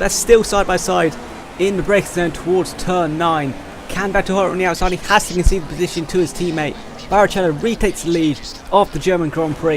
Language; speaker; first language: English; native; English